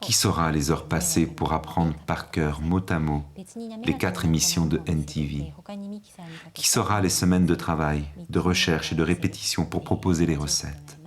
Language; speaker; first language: French; native; French